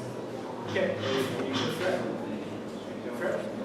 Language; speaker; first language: English; native; English